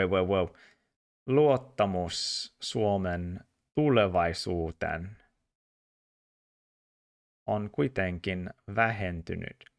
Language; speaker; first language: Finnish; non-native, learner; English